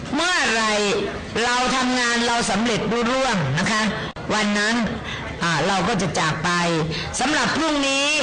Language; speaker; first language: Thai; native; Thai